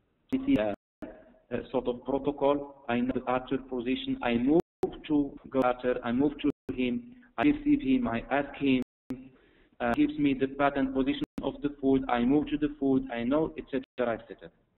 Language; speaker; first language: English; non-native, fluent; Arabic